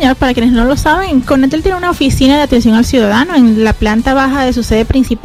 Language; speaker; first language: Spanish; native; Spanish